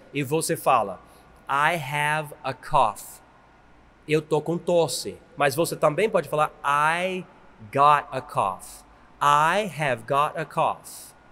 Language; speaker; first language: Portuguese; non-native, fluent; English